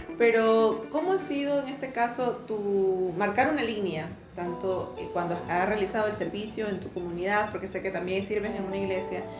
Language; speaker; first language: Spanish; native; Spanish